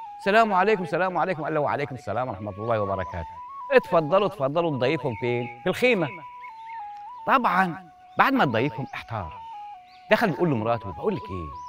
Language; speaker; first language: Egyptian Arabic; non-native, local second language; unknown